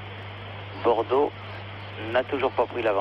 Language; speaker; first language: French; native; French